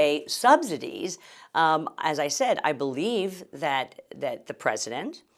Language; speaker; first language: English; native; English